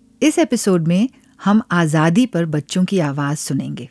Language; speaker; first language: Hindi; native; Hindi